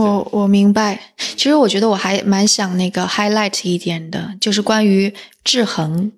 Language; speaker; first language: Chinese; native; Chinese